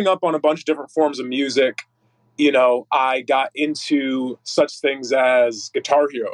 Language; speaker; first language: English; native; English